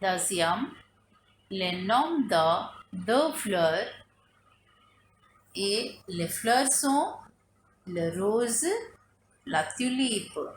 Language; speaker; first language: French; non-native, fluent; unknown